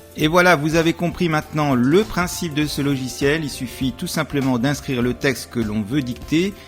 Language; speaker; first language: French; native; French